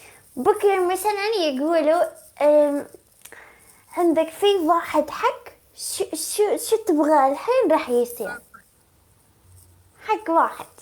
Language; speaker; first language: Arabic; non-native, learner; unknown